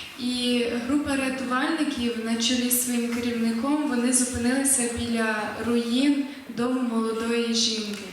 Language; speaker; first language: Ukrainian; native; Ukrainian